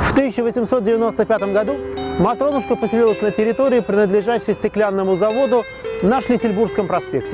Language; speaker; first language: Russian; native; Russian